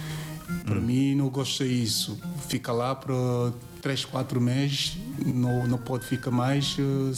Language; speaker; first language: Portuguese; non-native, learner; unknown